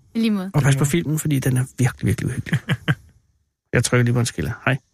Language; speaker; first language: Danish; native; Danish